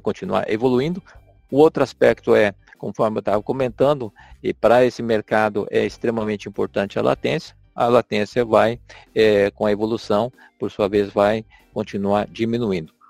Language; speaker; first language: Portuguese; native; Portuguese